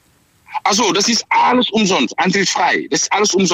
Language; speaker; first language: German; non-native, fluent; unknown